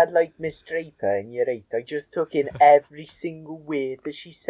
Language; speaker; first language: English; native; English